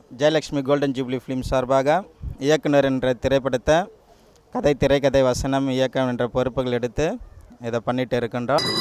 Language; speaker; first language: Tamil; native; Tamil